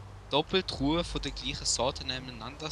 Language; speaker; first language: German; native; German